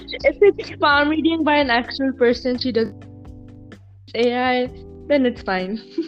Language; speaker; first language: English; non-native, local second language; Urdu